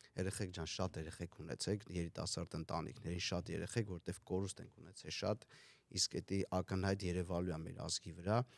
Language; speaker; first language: Armenian; native; Armenian